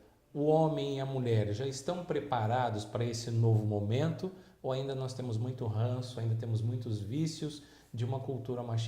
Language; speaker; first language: Portuguese; native; Portuguese